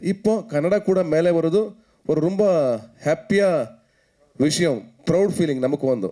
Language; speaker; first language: Tamil; non-native, local second language; Kannada